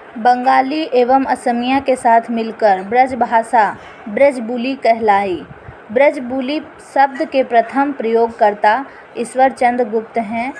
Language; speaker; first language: Hindi; native; Hindi